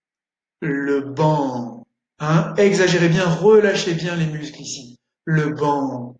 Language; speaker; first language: French; native; French